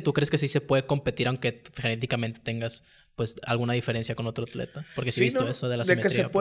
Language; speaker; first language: Spanish; native; Spanish